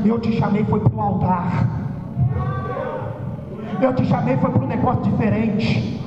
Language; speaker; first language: Portuguese; native; Portuguese